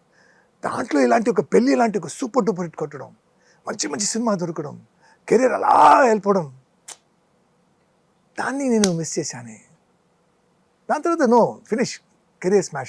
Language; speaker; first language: Telugu; non-native, fluent; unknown